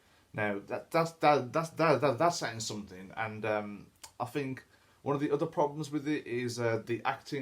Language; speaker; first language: English; native; English